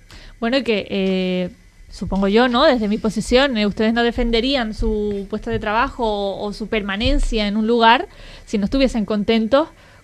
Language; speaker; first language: Spanish; native; Spanish